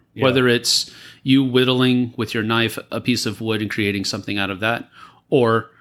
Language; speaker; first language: English; native; English